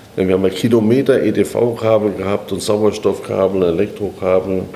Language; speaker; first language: German; native; German